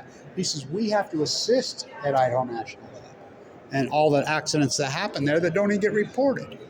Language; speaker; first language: English; native; English